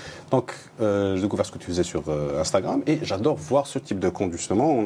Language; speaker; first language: French; non-native, local second language; Arabic